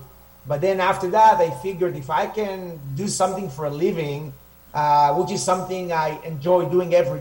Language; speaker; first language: English; non-native, fluent; Hebrew